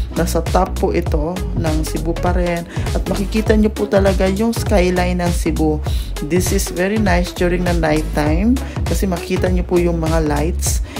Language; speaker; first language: Filipino; non-native, local second language; Cebuano